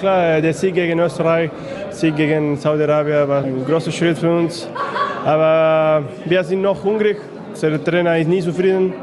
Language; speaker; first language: German; non-native, fluent; Spanish